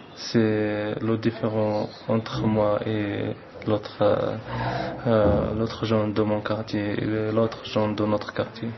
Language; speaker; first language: French; non-native, learner; Arabic